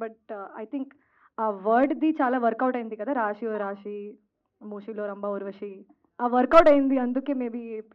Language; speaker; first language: Telugu; non-native, fluent; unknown